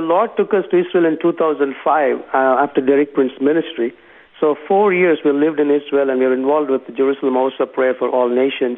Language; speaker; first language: English; non-native, local second language; Tamil